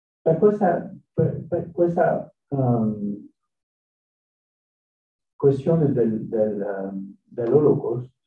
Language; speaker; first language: Italian; non-native, learner; French